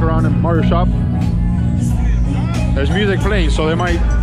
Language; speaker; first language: English; native; English